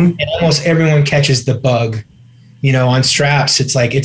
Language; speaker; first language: English; native; English